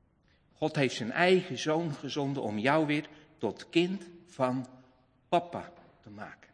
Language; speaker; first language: Dutch; native; Dutch